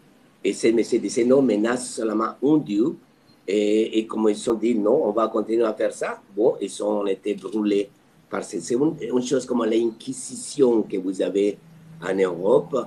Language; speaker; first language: French; non-native, fluent; Spanish